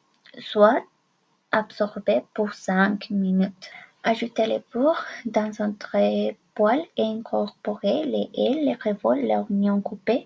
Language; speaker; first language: French; non-native, learner; Spanish